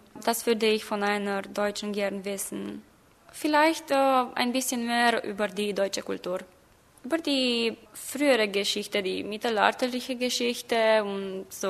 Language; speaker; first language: German; non-native, fluent; Romanian